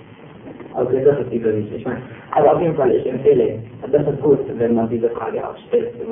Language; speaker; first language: German; non-native, fluent; Turkish